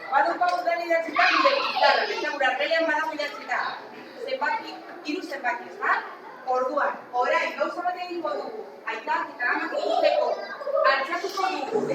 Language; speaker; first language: Basque; non-native, local second language; Spanish